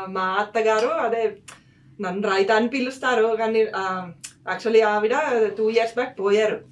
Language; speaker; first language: Telugu; non-native, fluent; Finnish